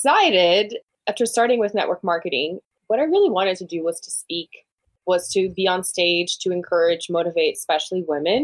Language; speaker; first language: English; non-native, fluent; Portuguese